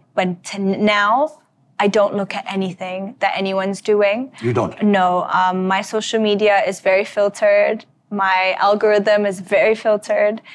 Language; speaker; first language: English; native; English